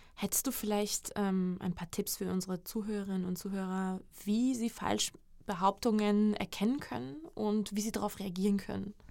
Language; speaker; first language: German; non-native, fluent; Georgian